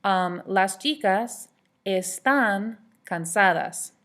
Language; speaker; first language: Spanish; non-native, fluent; English